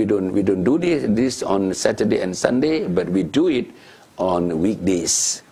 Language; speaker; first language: English; non-native, local second language; Malay